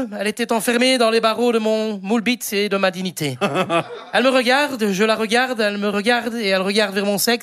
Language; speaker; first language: French; native; French